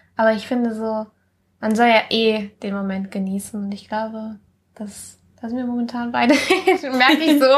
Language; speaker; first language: German; early bilingual, other home language; Spanish